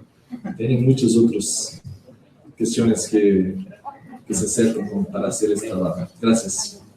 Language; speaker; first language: Spanish; non-native, learner; Portuguese